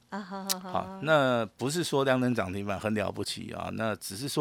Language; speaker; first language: Chinese; native; Chinese